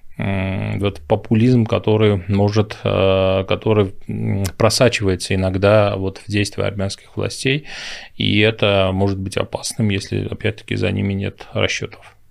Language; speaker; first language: Russian; non-native, local second language; Armenian